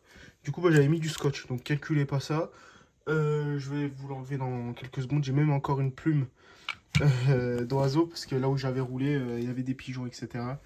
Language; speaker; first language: French; native; French